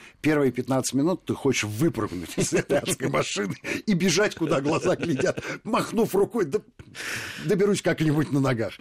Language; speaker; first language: Russian; native; Russian